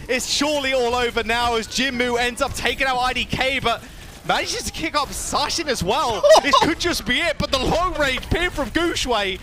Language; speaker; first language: English; native; English